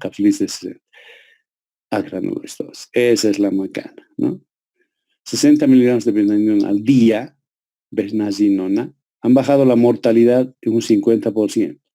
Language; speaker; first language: Spanish; native; Spanish